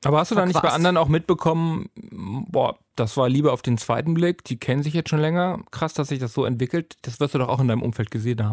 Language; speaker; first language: German; native; German